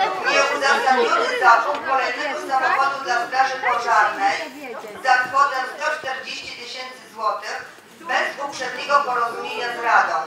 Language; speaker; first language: Polish; native; Polish